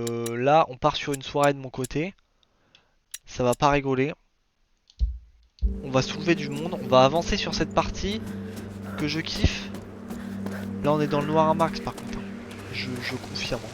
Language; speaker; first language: French; native; French